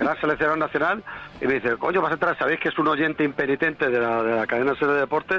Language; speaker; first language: Spanish; native; Spanish